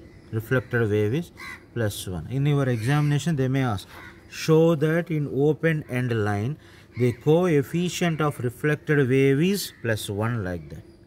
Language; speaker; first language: English; non-native, local second language; Telugu